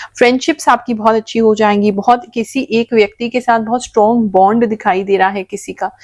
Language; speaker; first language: Hindi; native; Hindi